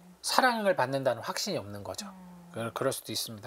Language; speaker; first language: Korean; native; Korean